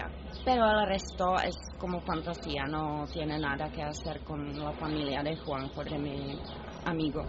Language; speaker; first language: Spanish; non-native, learner; Czech